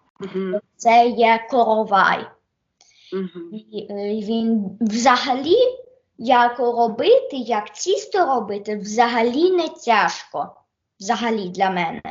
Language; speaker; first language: Ukrainian; early bilingual, heritage; Ukrainian